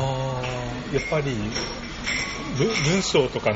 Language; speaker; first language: Japanese; native; Japanese